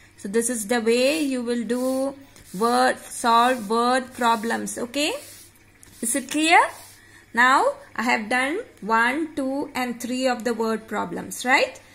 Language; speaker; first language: English; non-native, local second language; Marathi